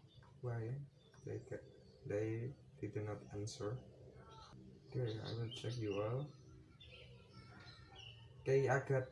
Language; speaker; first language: English; non-native, learner; Indonesian